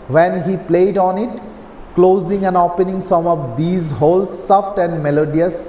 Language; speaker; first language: English; non-native, local second language; Assamese